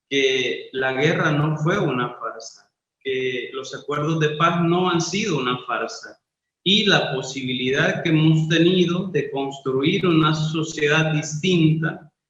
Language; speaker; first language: Spanish; native; Spanish